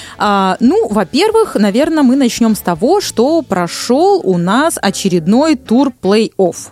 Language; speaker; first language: Russian; native; Russian